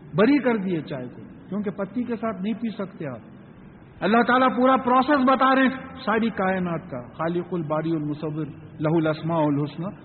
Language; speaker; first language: Urdu; native; Urdu